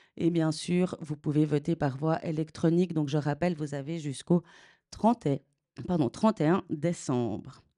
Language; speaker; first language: French; native; French